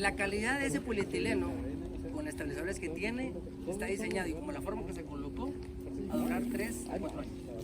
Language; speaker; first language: Spanish; native; Spanish